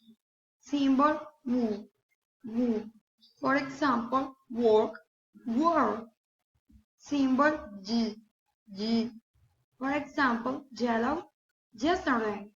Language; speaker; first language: English; non-native, learner; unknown